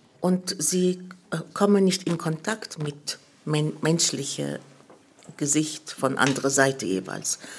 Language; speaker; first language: German; early bilingual, other home language; Arabic